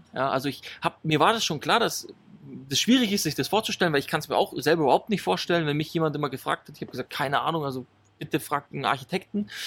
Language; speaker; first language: German; early bilingual, other home language; Italian